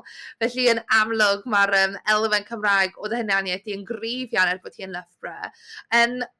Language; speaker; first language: Welsh; native; Welsh